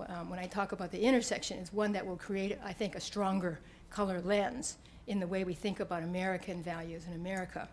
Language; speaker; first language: English; native; English